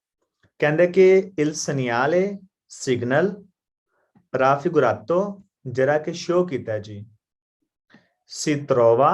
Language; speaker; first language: Italian; non-native, learner; Punjabi